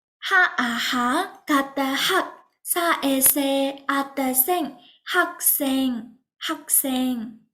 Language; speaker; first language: Korean; non-native, fluent; Burmese